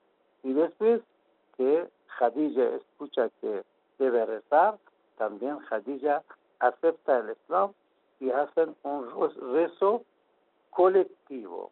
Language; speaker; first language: Spanish; non-native, fluent; Persian